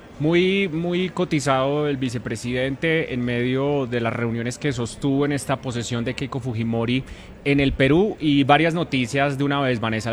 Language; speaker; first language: Spanish; native; Spanish